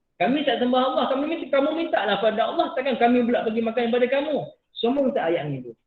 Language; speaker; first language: Malay; native; Malay